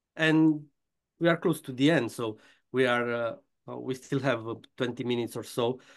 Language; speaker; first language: English; non-native, fluent; Romanian